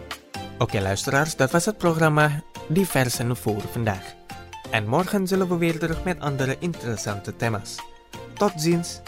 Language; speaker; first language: Dutch; non-native, fluent; Indonesian